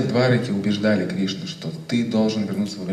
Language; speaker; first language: Russian; native; Russian